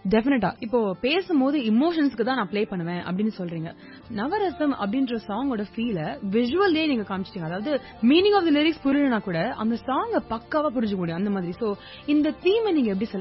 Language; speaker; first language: Tamil; native; Tamil